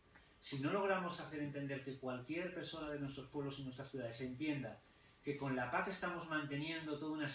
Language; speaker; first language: Spanish; native; Spanish